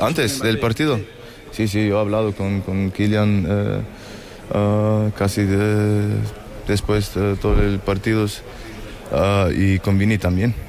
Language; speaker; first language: Spanish; non-native, fluent; German